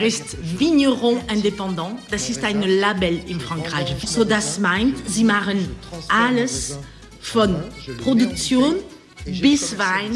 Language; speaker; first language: German; non-native, learner; French